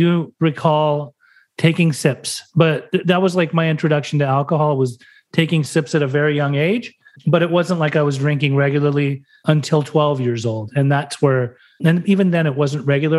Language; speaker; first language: English; early bilingual, other home language; German